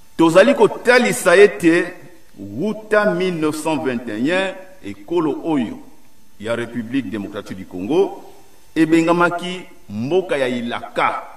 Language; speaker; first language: Lingala; non-native, local second language; Kongo